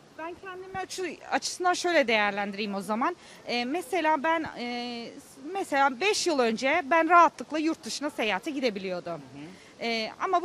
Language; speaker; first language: Turkish; early bilingual, heritage; Turkish